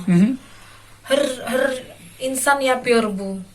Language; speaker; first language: Turkish; non-native, learner; Indonesian